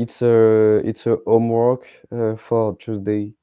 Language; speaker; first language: English; non-native, learner; French